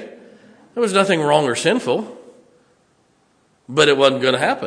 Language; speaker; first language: English; native; English